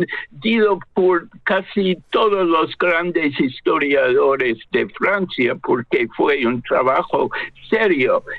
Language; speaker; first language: Spanish; non-native, fluent; English